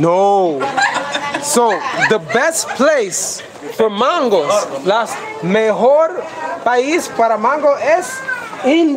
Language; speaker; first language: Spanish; non-native, learner; English